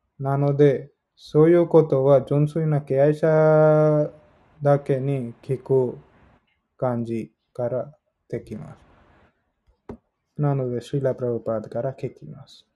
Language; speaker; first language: Japanese; non-native, learner; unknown